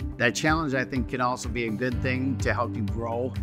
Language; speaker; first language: English; native; English